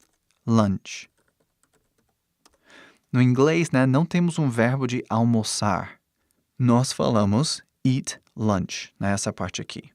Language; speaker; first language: Portuguese; non-native, fluent; English